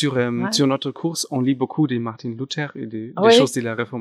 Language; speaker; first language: French; non-native, fluent; German